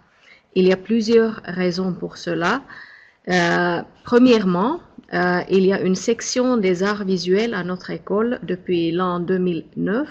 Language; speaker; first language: French; non-native, fluent; Finnish